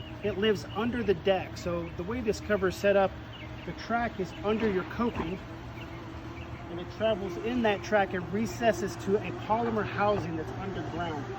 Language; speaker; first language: English; native; English